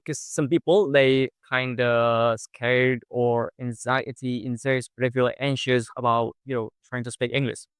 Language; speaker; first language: English; non-native, fluent; Indonesian